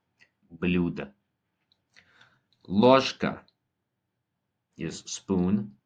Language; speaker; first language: Russian; non-native, fluent; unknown